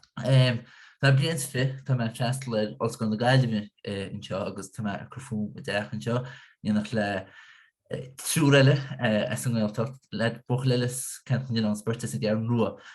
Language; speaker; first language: Irish; native; Irish